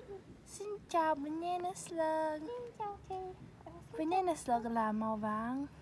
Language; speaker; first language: Vietnamese; non-native, learner; English